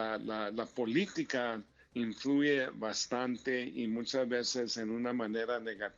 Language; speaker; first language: Spanish; early bilingual, heritage; Spanish